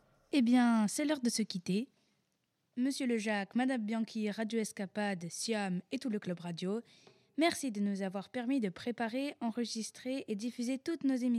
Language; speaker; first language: French; native; French